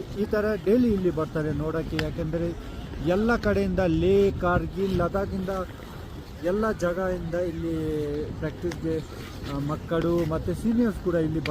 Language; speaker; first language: Kannada; non-native, local second language; Ladakhi